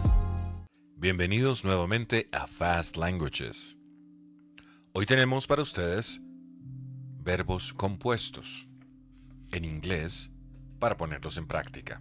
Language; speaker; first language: Spanish; native; Spanish